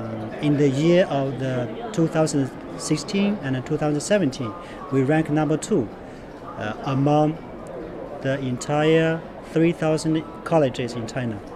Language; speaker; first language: English; non-native, fluent; Chinese